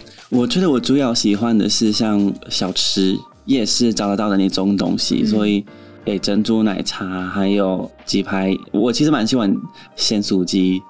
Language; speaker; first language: Chinese; non-native, fluent; English